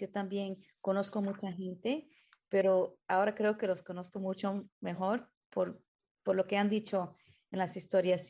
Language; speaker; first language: Spanish; early bilingual, heritage; Spanish